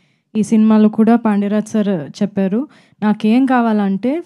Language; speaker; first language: Telugu; non-native, fluent; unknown